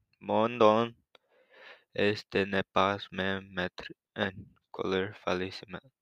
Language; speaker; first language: French; non-native, learner; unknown